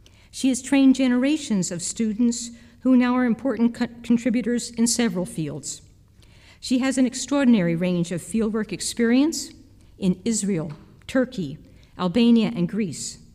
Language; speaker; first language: English; native; English